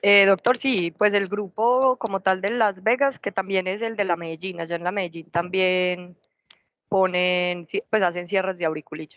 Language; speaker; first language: Spanish; native; Spanish